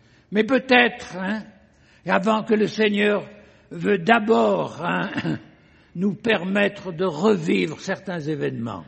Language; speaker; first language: French; native; French